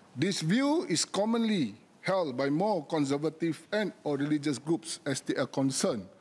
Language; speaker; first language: English; non-native, local second language; Malay